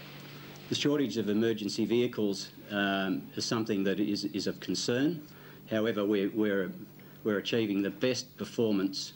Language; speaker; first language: English; native; English